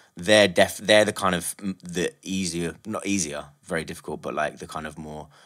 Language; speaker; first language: English; native; English